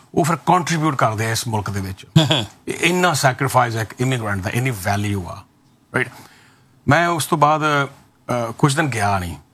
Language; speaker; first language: Punjabi; early bilingual, heritage; Punjabi